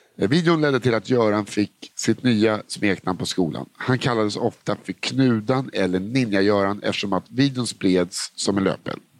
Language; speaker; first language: Swedish; native; Swedish